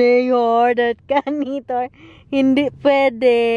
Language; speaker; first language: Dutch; non-native, learner; Filipino